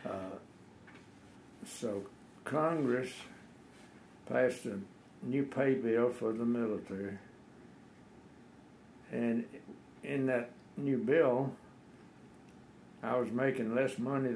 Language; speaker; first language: English; native; English